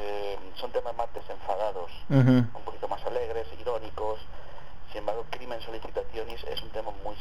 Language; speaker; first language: Spanish; native; Spanish